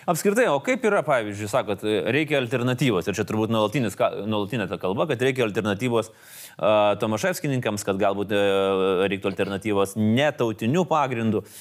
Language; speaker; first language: Lithuanian; native; Lithuanian